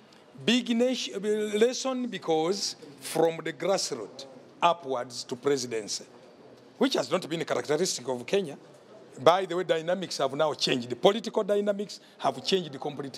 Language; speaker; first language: English; non-native, local second language; Ganda